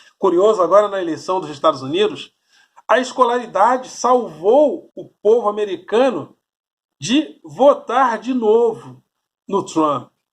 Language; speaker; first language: Portuguese; native; Portuguese